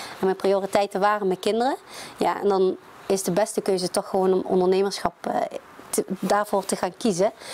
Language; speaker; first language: Dutch; early bilingual, other home language; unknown